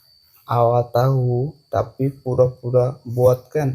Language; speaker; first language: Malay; non-native, learner; Bangla